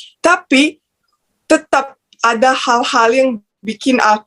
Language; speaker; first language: Indonesian; non-native, fluent; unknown